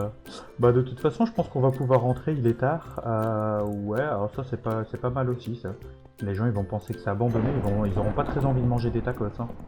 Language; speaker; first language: French; native; French